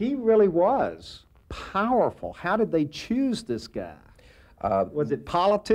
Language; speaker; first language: English; native; English